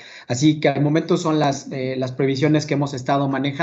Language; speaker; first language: Spanish; native; Spanish